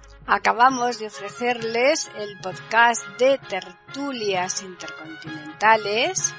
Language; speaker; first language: Spanish; native; Spanish